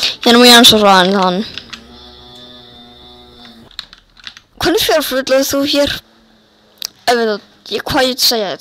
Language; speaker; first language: Icelandic; early bilingual, heritage; Icelandic